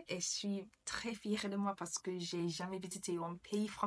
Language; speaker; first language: French; non-native, learner; English